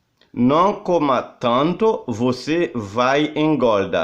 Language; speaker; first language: Portuguese; non-native, learner; Haitian Creole